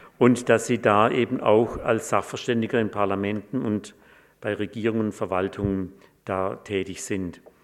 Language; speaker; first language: German; native; German